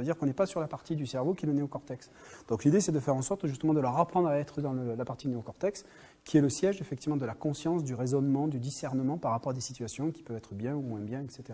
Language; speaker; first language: French; native; French